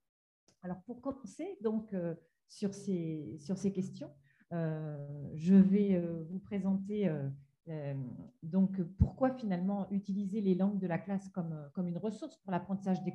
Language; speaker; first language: French; native; French